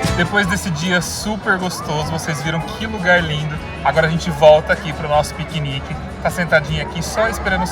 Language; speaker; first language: Portuguese; native; Portuguese